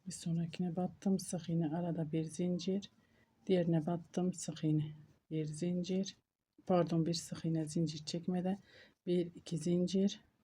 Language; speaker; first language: Turkish; native; Turkish